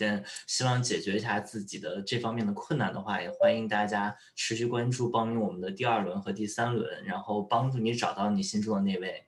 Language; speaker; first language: Chinese; native; Chinese